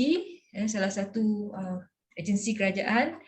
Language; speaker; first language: Malay; native; Malay